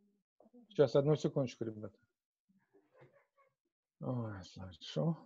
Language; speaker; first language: Russian; native; Russian